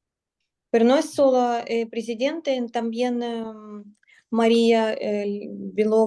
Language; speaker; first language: Spanish; non-native, learner; Russian